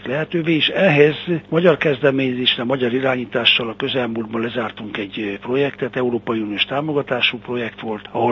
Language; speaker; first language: Hungarian; native; Hungarian